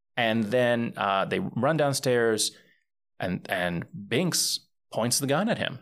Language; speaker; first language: English; early bilingual, other home language; Spanish